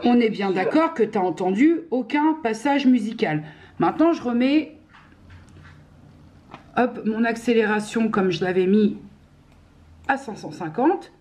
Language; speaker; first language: French; native; French